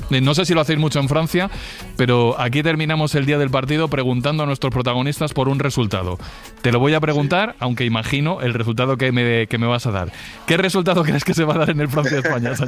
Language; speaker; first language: Spanish; native; Spanish